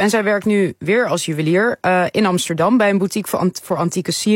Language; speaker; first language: Dutch; native; Dutch